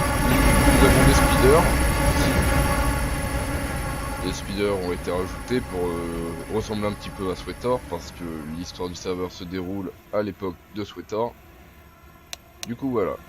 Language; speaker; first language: French; native; French